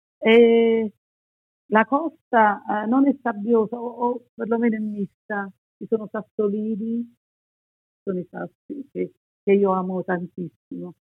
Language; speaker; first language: Italian; native; Italian